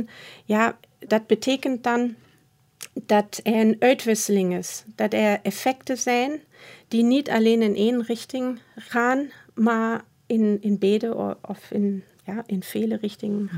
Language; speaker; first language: Dutch; non-native, fluent; German